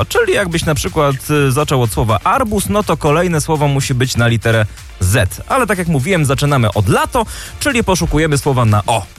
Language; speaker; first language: Polish; native; Polish